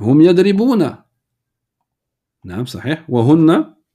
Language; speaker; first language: Arabic; non-native, fluent; French